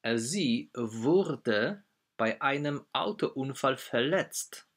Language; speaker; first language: German; non-native, fluent; Polish